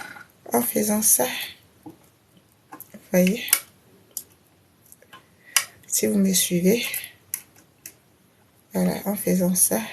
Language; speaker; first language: French; native; French